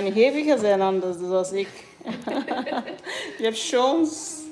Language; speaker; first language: Dutch; non-native, learner; English